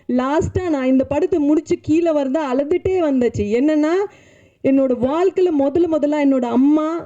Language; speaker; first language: Tamil; non-native, learner; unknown